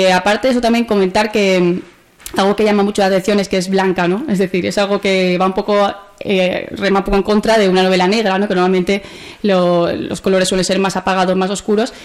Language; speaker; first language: Spanish; native; Spanish